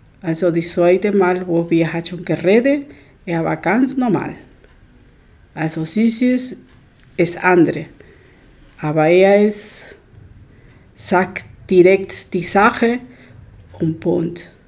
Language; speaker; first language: German; non-native, learner; Spanish